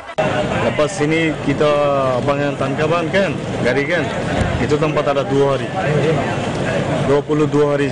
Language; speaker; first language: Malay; non-native, learner; Bangla